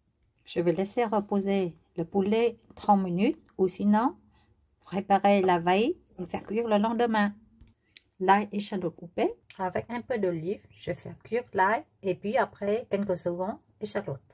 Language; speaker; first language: French; non-native, learner; Vietnamese